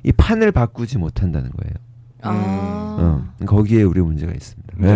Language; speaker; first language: Korean; native; Korean